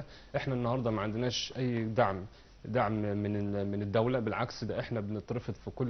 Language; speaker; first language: Arabic; native; Arabic